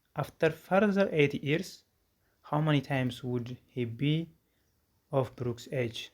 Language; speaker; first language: English; non-native, local second language; Amharic